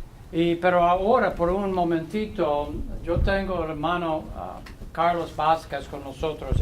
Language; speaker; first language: Spanish; non-native, fluent; English